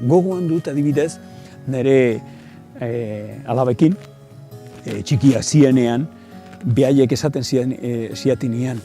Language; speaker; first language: Basque; non-native, local second language; Spanish